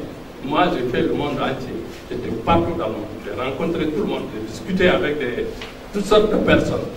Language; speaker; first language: French; non-native, local second language; Fula